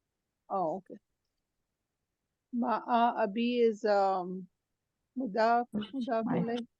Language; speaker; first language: Arabic; non-native, learner; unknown